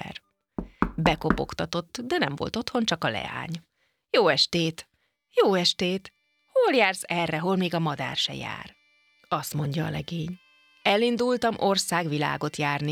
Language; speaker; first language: Hungarian; native; Hungarian